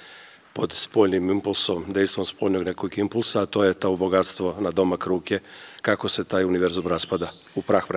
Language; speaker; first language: Serbian; native; Serbian